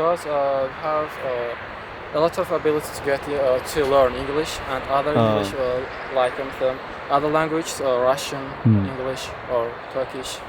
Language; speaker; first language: English; non-native, learner; Turkmen